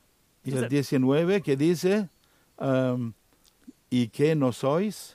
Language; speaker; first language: Spanish; non-native, learner; Italian